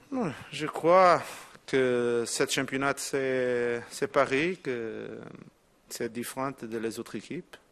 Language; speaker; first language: French; non-native, fluent; Portuguese